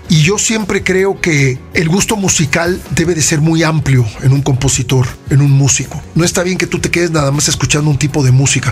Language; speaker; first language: Spanish; native; Spanish